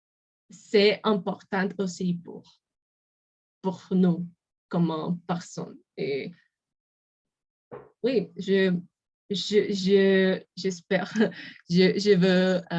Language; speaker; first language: French; non-native, learner; Spanish